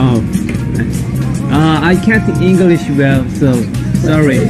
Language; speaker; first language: English; non-native, learner; Korean